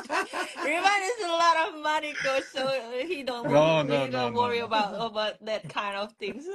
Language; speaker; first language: English; non-native, learner; Indonesian